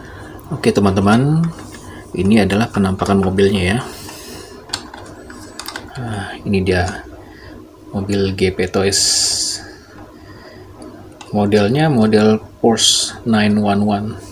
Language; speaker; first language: Indonesian; native; Indonesian